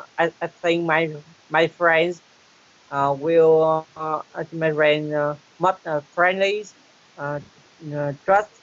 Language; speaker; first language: English; non-native, learner; Vietnamese